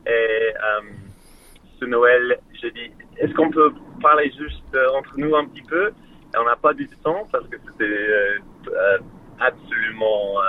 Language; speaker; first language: French; non-native, fluent; English